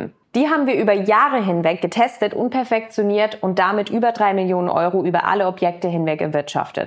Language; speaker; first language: German; native; German